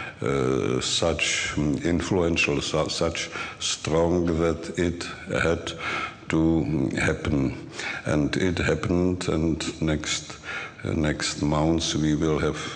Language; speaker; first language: English; non-native, learner; Czech